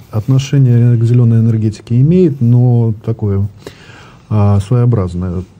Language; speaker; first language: Russian; native; Russian